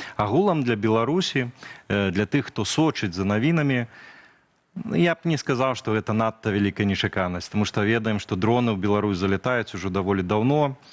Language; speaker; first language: Belarusian; native; Belarusian